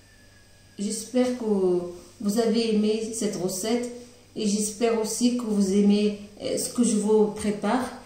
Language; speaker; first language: French; non-native, local second language; Arabic